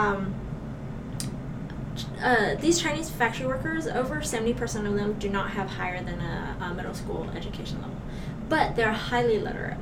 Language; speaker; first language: English; non-native, local second language; Cantonese